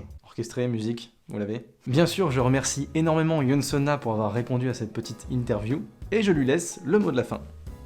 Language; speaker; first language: French; native; French